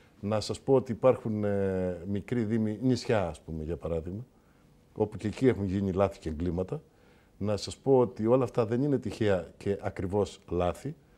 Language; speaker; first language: Greek; native; Greek